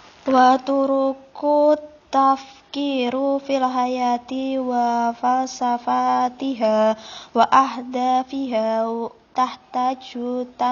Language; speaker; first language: Arabic; non-native, learner; Indonesian